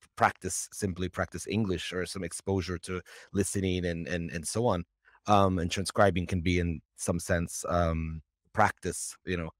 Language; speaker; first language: English; native; English